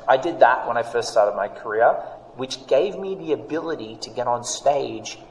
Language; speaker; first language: English; native; English